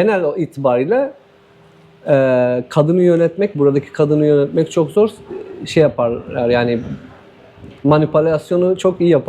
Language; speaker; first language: Turkish; native; Turkish